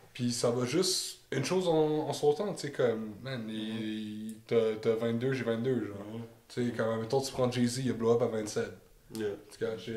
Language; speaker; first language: French; native; French